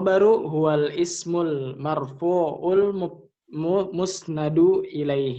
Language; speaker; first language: Arabic; non-native, learner; Indonesian